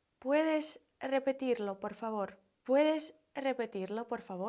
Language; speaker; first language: Spanish; non-native, fluent; Ukrainian